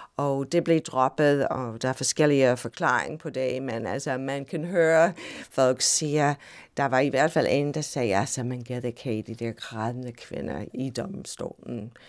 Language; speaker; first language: Danish; non-native, fluent; English